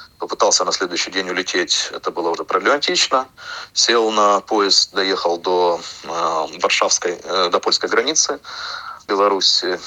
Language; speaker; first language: Russian; native; Russian